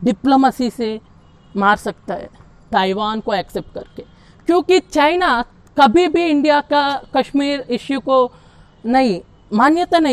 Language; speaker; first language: Hindi; non-native, local second language; Telugu